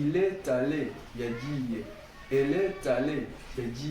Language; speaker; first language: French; non-native, local second language; Kinyarwanda